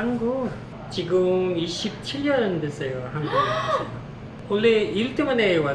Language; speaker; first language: Korean; non-native, learner; Portuguese